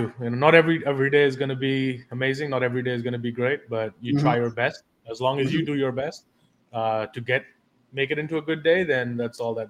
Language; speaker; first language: English; non-native, local second language; Hindi